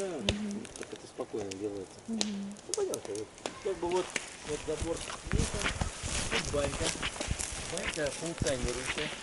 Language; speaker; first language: Russian; native; Russian